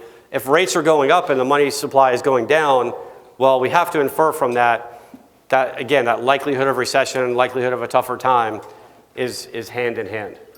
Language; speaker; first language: English; native; English